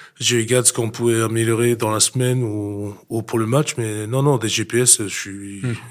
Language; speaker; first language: French; non-native, fluent; English